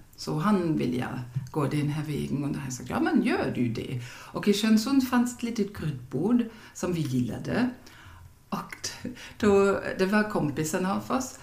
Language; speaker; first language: Swedish; non-native, fluent; German